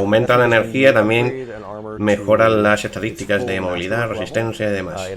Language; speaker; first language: Spanish; native; Spanish